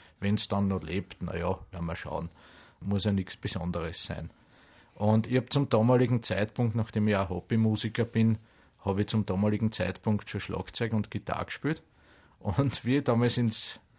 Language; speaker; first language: German; native; German